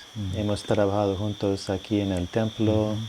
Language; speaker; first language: Spanish; non-native, fluent; English